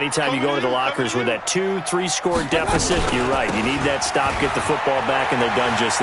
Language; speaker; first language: English; native; English